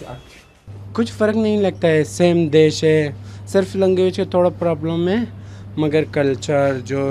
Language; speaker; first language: Hindi; non-native, fluent; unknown